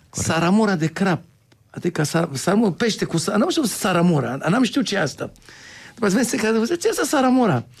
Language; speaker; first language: Romanian; non-native, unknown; Hebrew